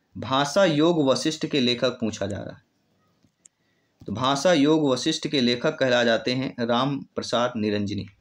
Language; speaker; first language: Hindi; native; Hindi